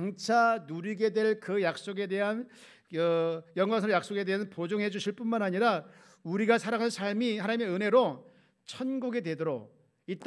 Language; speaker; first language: Korean; native; Korean